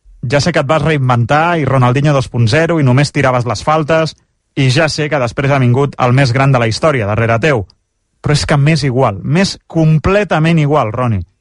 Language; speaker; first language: Catalan; native; Catalan